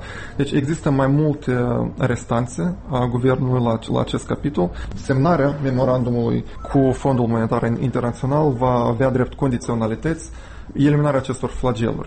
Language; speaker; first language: Romanian; native; Romanian